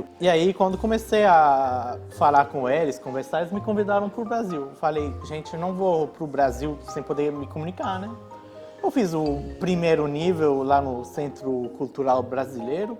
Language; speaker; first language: Portuguese; non-native, fluent; Arabic